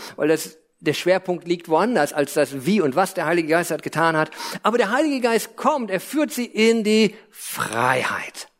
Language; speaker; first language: German; native; German